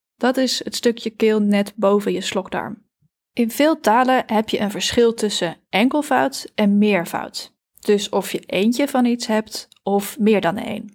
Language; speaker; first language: Dutch; native; Dutch